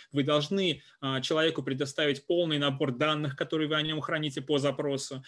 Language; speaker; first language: Russian; native; Russian